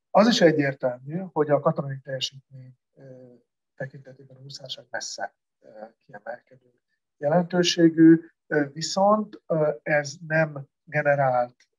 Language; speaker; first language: Hungarian; native; Hungarian